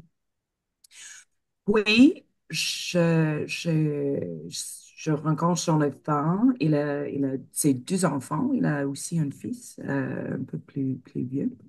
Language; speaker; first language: French; non-native, fluent; English